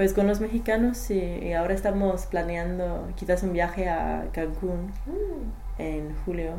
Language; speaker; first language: Spanish; non-native, learner; English